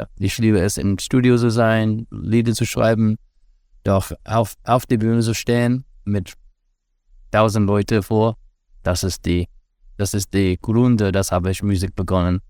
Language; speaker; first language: German; non-native, fluent; English